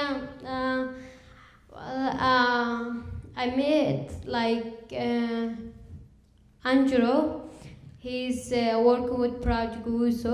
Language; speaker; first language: English; non-native, learner; Kurdish